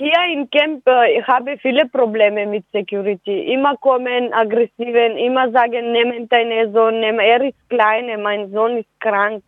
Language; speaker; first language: German; non-native, learner; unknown